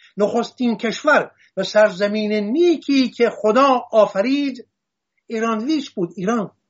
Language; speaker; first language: Persian; non-native, local second language; Assyrian Neo-Aramaic